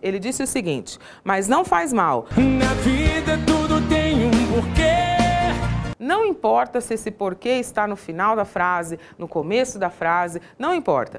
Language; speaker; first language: Portuguese; native; Portuguese